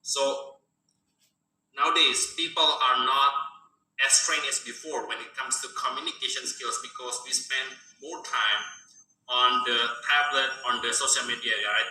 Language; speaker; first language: English; non-native, fluent; Indonesian